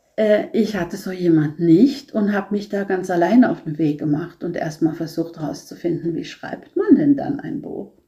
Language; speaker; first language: German; non-native, fluent; Norwegian